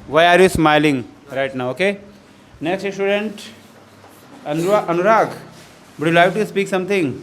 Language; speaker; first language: English; non-native, fluent; Hindi